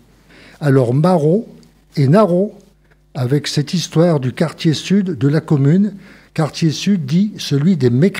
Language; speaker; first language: French; native; French